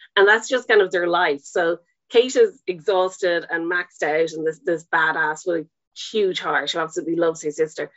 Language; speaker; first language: English; native; English